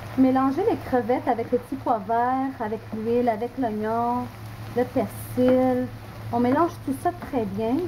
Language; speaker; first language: French; non-native, fluent; Portuguese